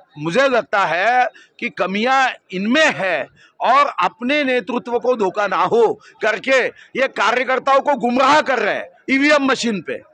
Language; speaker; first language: Hindi; non-native, local second language; Marathi